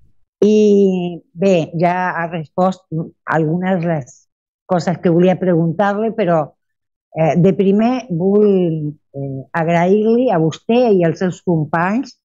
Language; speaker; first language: Catalan; early bilingual, heritage; Catalan